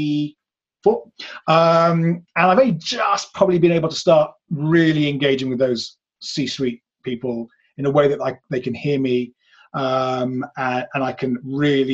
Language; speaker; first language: English; native; English